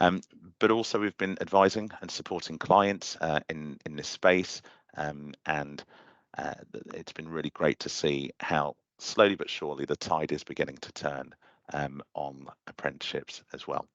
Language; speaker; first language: English; native; English